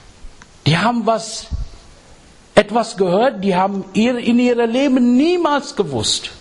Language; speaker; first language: German; non-native, fluent; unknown